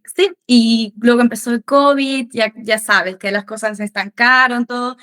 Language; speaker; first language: Spanish; non-native, fluent; German